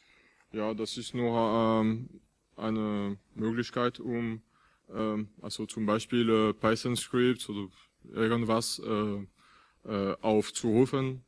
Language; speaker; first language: German; non-native, fluent; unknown